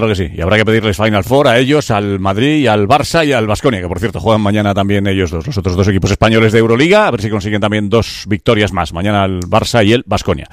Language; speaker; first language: Spanish; native; Spanish